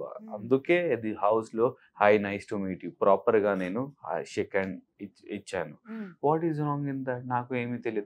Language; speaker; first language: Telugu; non-native, learner; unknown